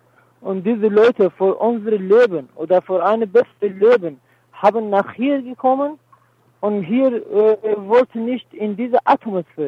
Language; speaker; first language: German; non-native, learner; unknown